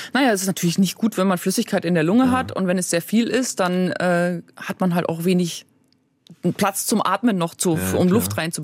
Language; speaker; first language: German; native; German